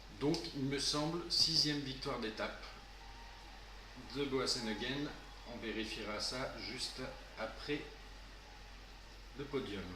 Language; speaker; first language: French; native; French